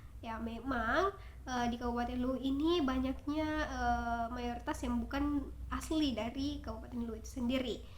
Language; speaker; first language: Indonesian; native; Indonesian